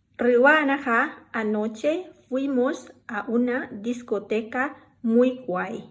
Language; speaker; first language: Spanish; non-native, fluent; Thai